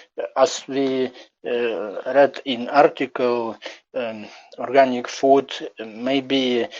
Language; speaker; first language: English; non-native, learner; Ukrainian